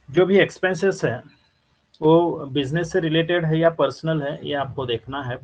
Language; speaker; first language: Hindi; non-native, local second language; Marathi